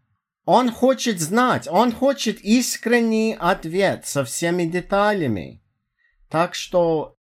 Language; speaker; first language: Russian; non-native, fluent; English